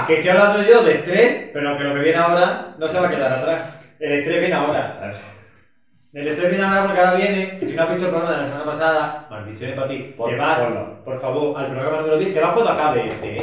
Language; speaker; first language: Spanish; native; Spanish